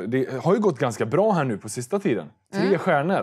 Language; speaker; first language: Swedish; native; Swedish